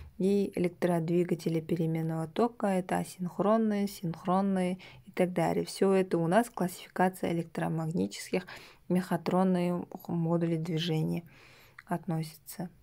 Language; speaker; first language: Russian; non-native, local second language; Kazakh